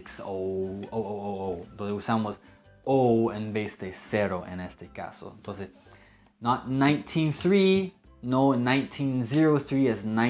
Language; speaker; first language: Spanish; non-native, fluent; English